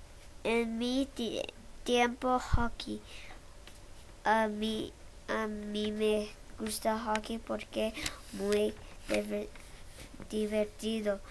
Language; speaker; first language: Spanish; non-native, learner; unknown